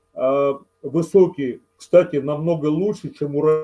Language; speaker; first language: Russian; native; Russian